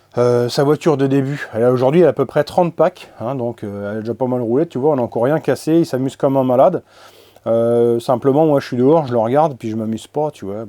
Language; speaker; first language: French; native; French